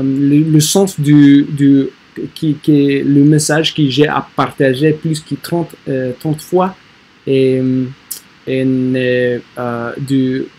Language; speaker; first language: French; non-native, learner; English